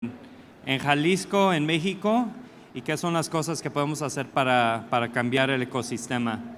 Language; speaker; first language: Spanish; early bilingual, other home language; English